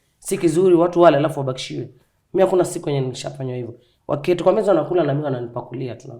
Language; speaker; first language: Swahili; non-native, local second language; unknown